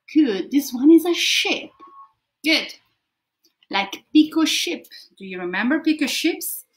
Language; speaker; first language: English; non-native, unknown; Italian